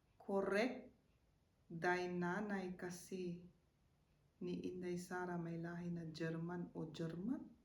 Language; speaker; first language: Filipino; non-native, local second language; German